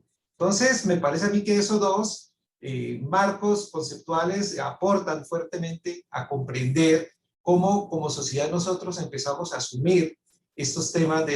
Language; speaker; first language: Spanish; native; Spanish